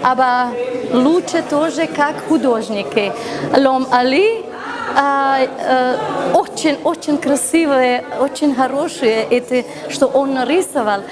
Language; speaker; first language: Russian; non-native, fluent; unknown